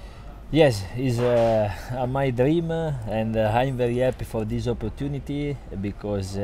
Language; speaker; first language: English; non-native, learner; Italian